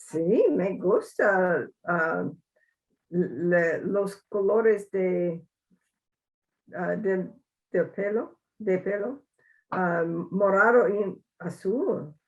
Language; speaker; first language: Spanish; non-native, learner; English